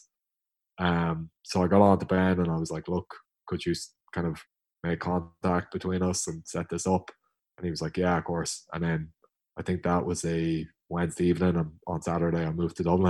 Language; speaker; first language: English; native; English